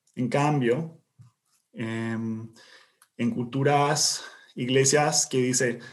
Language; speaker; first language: Spanish; non-native, fluent; English